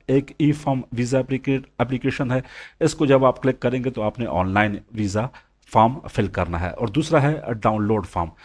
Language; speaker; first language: Urdu; non-native, local second language; Punjabi